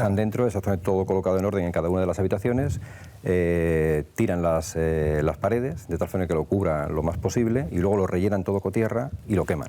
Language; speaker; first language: Spanish; native; Spanish